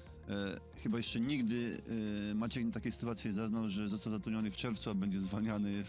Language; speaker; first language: Polish; native; Polish